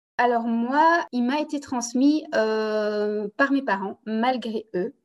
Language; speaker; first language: French; early bilingual, other home language; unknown